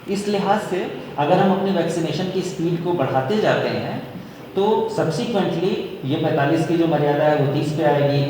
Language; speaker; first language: Hindi; non-native, local second language; Marathi